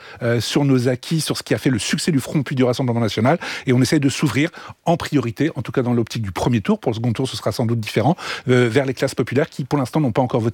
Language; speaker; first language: French; native; French